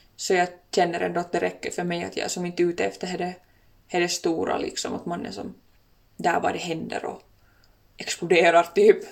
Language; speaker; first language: Swedish; native; Swedish